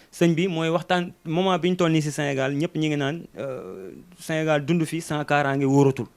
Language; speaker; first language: Wolof; native; Wolof